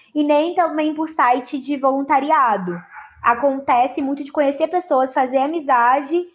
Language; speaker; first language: Portuguese; native; Portuguese